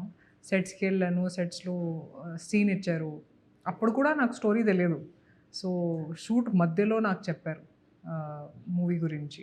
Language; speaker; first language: Telugu; non-native, local second language; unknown